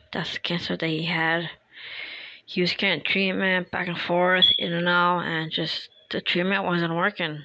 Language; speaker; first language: English; early bilingual, other home language; Spanish